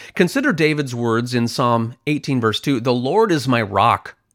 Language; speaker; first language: English; native; English